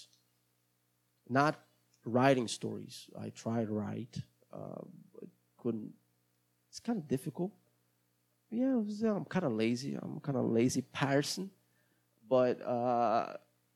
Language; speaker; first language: English; non-native, fluent; Portuguese